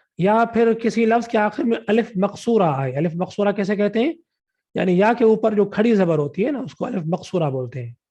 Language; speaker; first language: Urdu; non-native, local second language; Sindhi